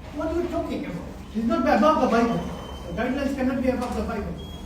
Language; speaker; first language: English; non-native, fluent; Bangla